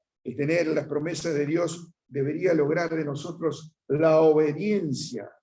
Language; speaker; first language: Spanish; native; Spanish